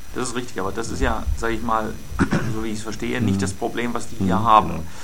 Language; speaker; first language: German; native; German